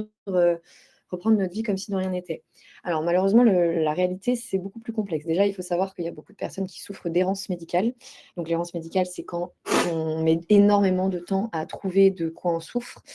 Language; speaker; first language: French; native; French